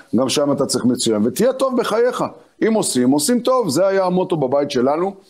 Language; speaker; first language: Hebrew; early bilingual, other home language; Arabic